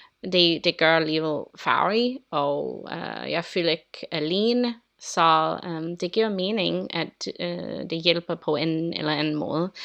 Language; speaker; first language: Danish; non-native, learner; English